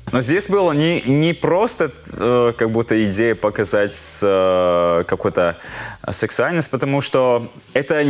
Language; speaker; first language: Russian; non-native, local second language; Latvian